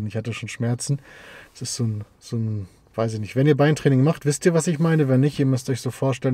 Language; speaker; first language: German; native; German